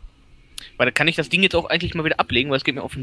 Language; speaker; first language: German; native; German